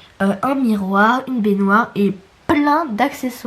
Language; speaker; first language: French; native; French